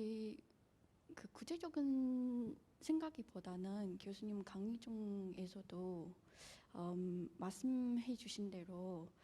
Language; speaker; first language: Korean; non-native, fluent; Chinese